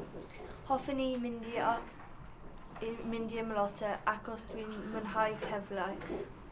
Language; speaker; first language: Welsh; non-native, learner; English